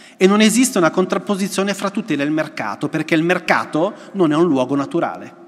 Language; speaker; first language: Italian; native; Italian